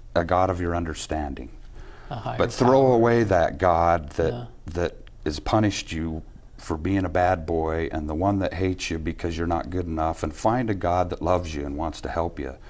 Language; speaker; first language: English; native; English